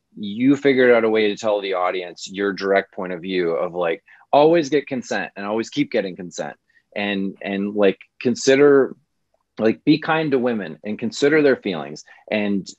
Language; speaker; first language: English; native; English